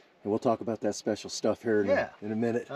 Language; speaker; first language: English; native; English